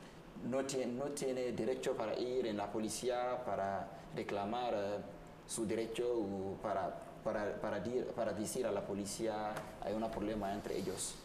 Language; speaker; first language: Spanish; non-native, learner; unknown